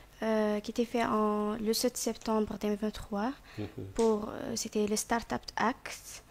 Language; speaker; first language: French; non-native, fluent; Arabic